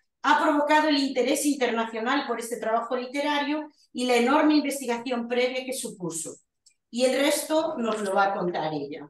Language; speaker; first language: Spanish; native; Spanish